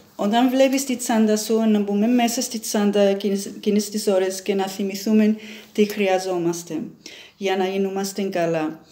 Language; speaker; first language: Greek; early bilingual, heritage; Greek